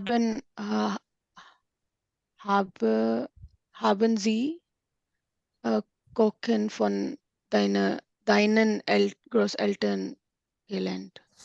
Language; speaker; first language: German; non-native, learner; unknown